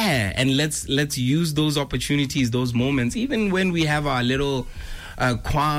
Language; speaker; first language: English; non-native, local second language; Tswana